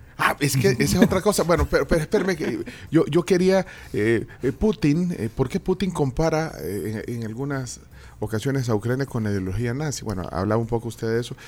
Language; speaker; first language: Spanish; native; Spanish